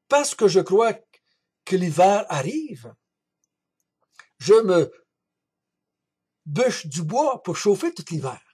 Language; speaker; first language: French; native; French